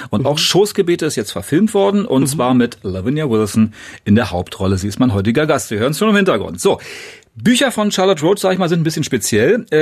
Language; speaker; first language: German; native; German